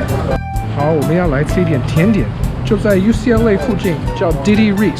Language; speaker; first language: Chinese; non-native, fluent; English